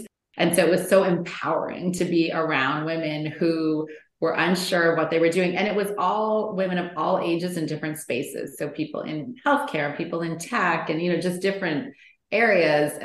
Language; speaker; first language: English; native; English